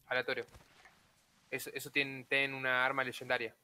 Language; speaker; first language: Portuguese; non-native, learner; Spanish